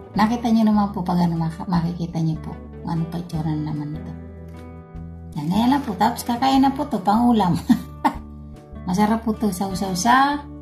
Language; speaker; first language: Filipino; non-native, local second language; Bikol